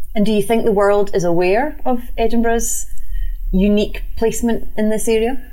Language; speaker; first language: English; native; English